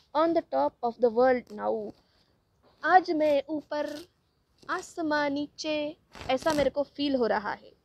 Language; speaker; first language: Hindi; non-native, local second language; Marathi